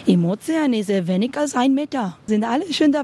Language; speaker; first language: German; non-native, learner; Spanish